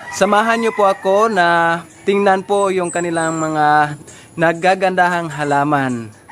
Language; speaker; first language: Filipino; non-native, local second language; Cebuano